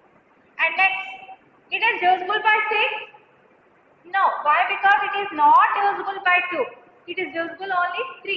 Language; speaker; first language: English; non-native, local second language; Telugu